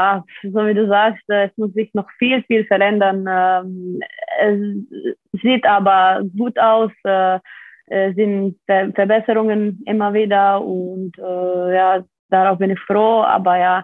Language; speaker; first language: German; non-native, fluent; Slovenian